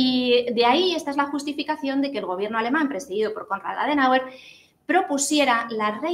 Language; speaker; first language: Spanish; native; Spanish